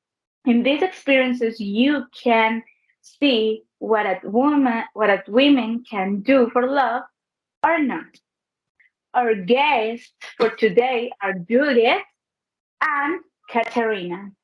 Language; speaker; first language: English; non-native, learner; Spanish